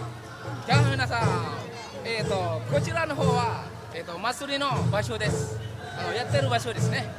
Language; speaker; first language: Japanese; non-native, learner; Indonesian